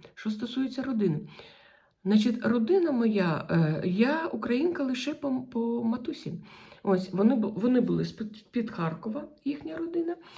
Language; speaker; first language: Ukrainian; non-native, local second language; Russian